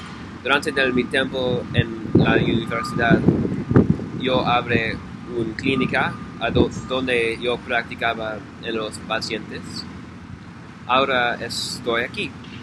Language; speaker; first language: Spanish; non-native, learner; English